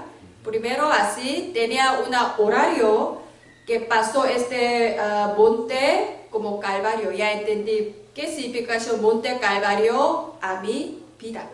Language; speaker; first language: Spanish; non-native, learner; Korean